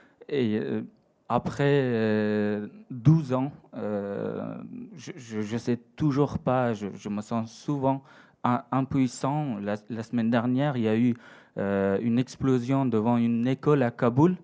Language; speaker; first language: French; non-native, fluent; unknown